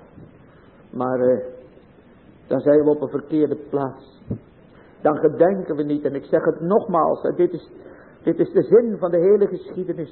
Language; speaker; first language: Dutch; native; Dutch